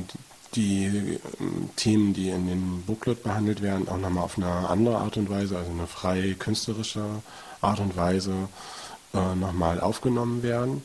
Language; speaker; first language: German; native; German